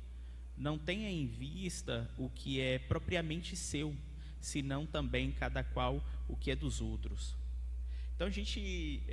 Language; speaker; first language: Portuguese; native; Portuguese